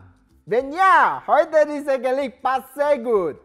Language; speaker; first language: German; non-native, learner; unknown